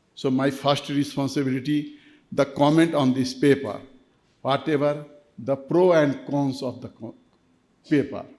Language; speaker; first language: English; non-native, local second language; Nepali